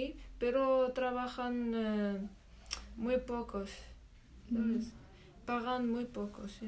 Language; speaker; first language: Spanish; non-native, learner; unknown